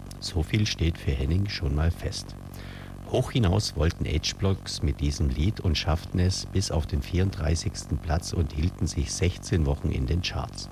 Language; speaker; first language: German; native; German